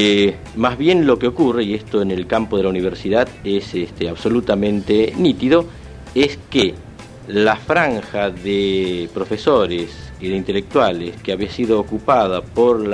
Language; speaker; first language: Spanish; native; Spanish